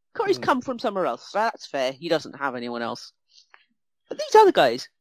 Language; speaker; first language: English; native; English